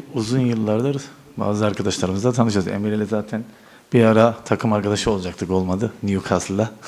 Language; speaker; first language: Turkish; early bilingual, heritage; Turkish